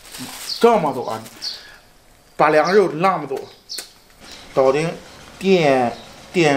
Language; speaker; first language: Chinese; native; Chinese